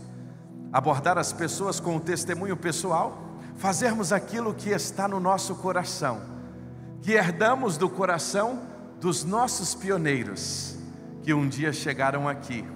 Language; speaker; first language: Portuguese; native; Portuguese